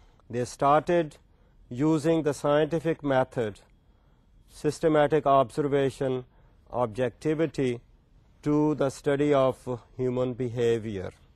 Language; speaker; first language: English; non-native, local second language; Urdu